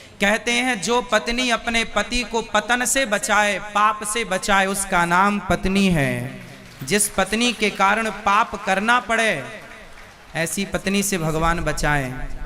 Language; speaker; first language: Hindi; native; Hindi